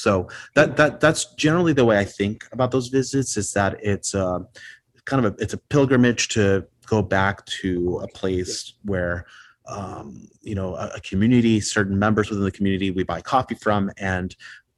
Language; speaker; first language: English; non-native, fluent; Spanish